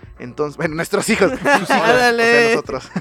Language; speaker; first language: Spanish; native; Spanish